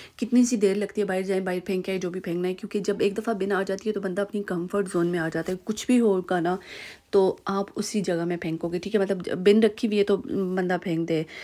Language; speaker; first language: Urdu; native; Urdu